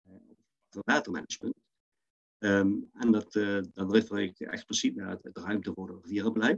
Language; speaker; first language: Dutch; native; Dutch